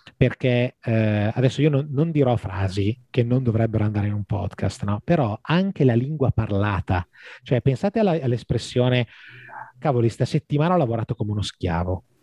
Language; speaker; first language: Italian; native; Italian